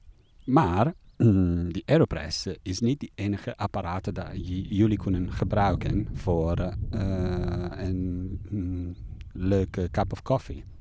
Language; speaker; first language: Dutch; non-native, fluent; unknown